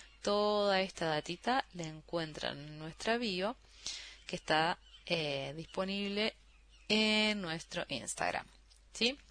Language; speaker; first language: Spanish; native; Spanish